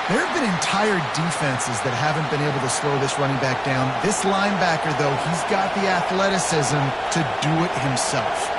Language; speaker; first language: English; native; English